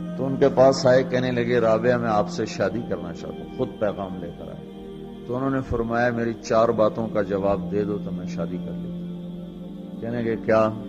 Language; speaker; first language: Urdu; non-native, local second language; Punjabi